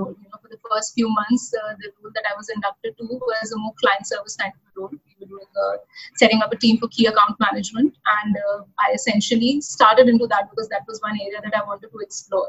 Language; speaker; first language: English; non-native, local second language; Hindi